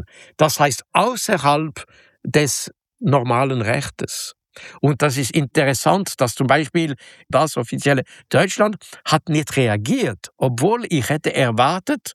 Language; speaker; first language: German; non-native, local second language; French